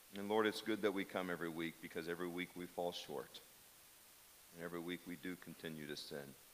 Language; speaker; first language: English; native; English